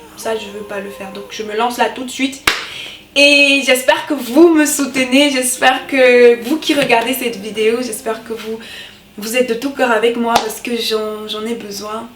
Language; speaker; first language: French; native; French